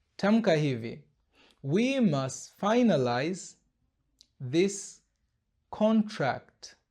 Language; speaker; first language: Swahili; native; Swahili